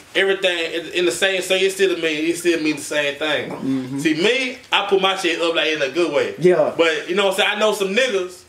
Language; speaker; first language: English; native; English